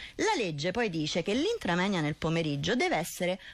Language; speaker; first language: Italian; native; Italian